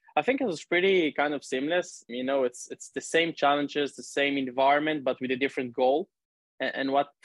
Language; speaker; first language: English; non-native, fluent; Hebrew